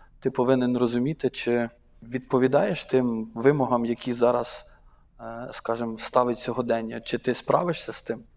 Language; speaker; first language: Ukrainian; native; Ukrainian